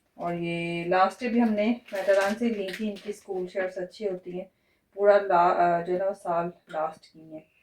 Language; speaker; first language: Urdu; native; Urdu